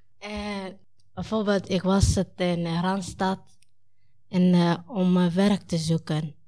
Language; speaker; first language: Dutch; non-native, learner; Somali